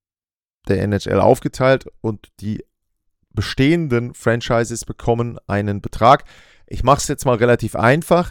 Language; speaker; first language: German; native; German